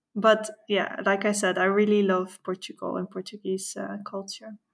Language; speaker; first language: English; non-native, fluent; Dutch